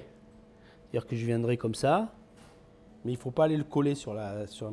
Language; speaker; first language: French; native; French